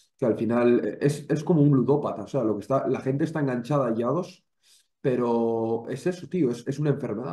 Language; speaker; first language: Spanish; native; Spanish